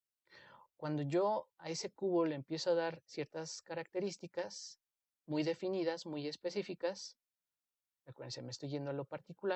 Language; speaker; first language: Spanish; native; Spanish